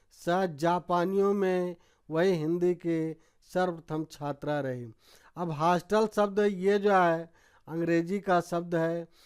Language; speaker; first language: Hindi; native; Hindi